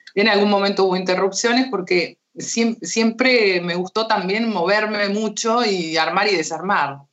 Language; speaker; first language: Spanish; early bilingual, heritage; Spanish